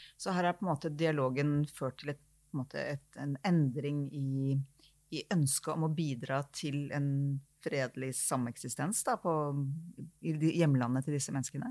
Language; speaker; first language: Norwegian; native; Norwegian